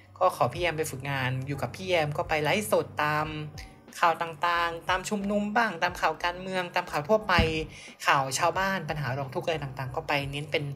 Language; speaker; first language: Thai; native; Thai